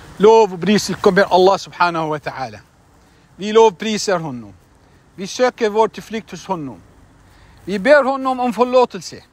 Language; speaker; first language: Swedish; non-native, fluent; Arabic